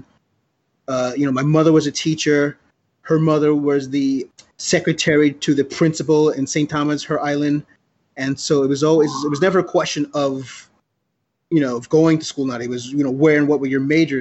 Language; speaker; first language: English; native; English